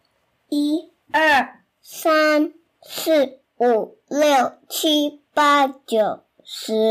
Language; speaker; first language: Chinese; early bilingual, heritage; Chinese